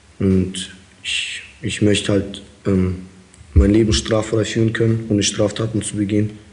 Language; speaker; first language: German; early bilingual, other home language; Russian